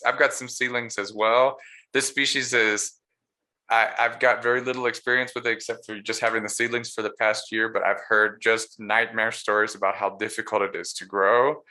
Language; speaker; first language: English; native; English